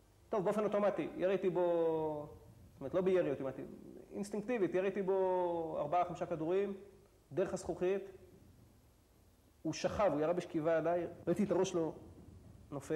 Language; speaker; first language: Hebrew; native; Hebrew